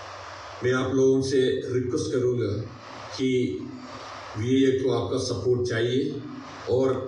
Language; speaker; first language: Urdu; non-native, local second language; Malayalam